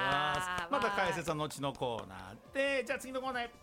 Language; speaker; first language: Japanese; native; Japanese